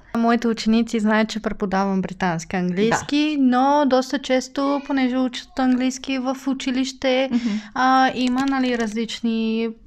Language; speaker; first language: Bulgarian; early bilingual, other home language; English